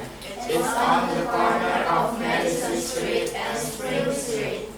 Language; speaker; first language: English; non-native, learner; Indonesian